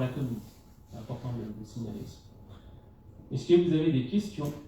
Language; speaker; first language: French; native; French